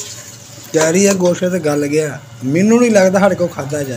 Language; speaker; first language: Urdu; non-native, local second language; Punjabi